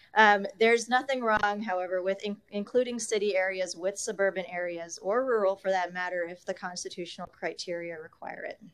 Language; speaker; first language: English; native; English